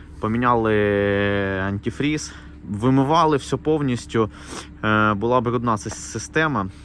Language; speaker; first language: Ukrainian; non-native, local second language; Russian